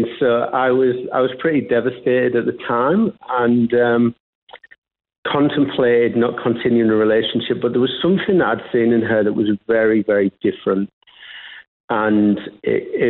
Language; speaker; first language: English; native; English